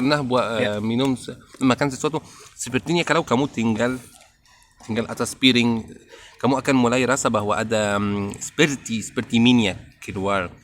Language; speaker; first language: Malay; non-native, learner; Arabic